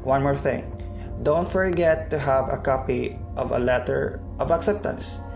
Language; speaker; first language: English; non-native, local second language; Cebuano